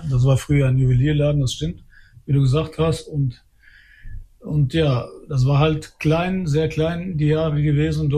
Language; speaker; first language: German; early bilingual, other home language; Albanian